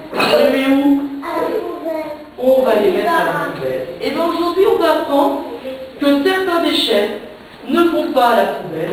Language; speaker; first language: French; native; French